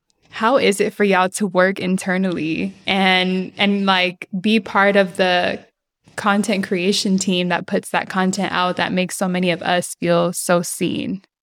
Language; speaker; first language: English; early bilingual, other home language; Spanish